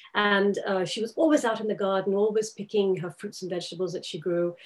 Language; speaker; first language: English; non-native, local second language; Urdu